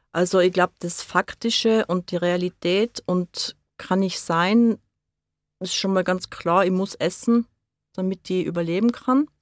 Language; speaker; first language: German; native; German